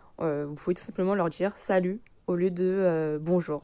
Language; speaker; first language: French; native; French